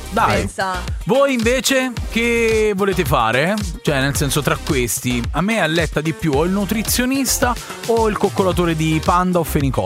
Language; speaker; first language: Italian; native; Italian